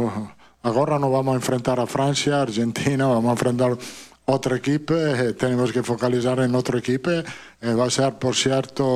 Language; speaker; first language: Portuguese; non-native, fluent; Italian